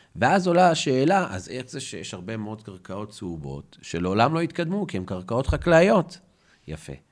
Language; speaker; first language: Hebrew; native; Hebrew